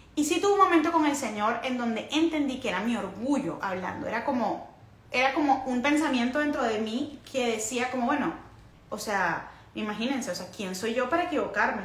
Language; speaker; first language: Spanish; native; Spanish